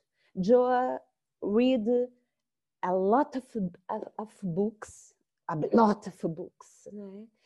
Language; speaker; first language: English; non-native, learner; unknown